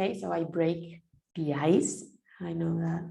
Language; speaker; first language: English; non-native, fluent; Spanish